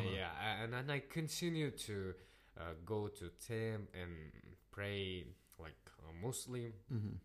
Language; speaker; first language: English; non-native, learner; Russian